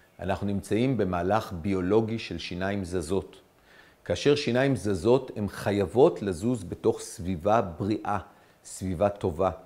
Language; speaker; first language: Hebrew; native; Hebrew